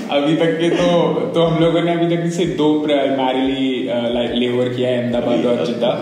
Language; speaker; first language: Hindi; non-native, local second language; Marathi